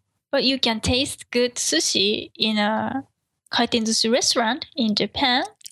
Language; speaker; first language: English; non-native, learner; Japanese